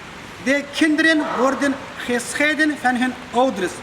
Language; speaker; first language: Dutch; non-native, fluent; Uyghur